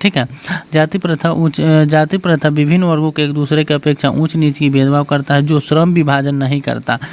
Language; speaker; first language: Hindi; native; Hindi